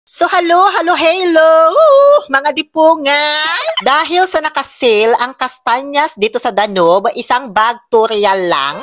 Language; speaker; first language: Filipino; non-native, local second language; Pangasinan